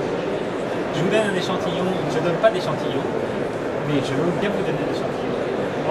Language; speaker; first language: French; native; French